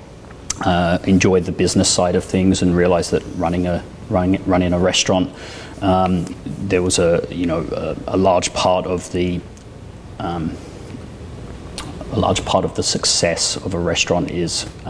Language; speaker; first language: English; native; English